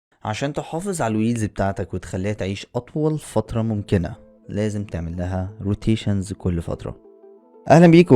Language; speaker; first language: Arabic; native; Arabic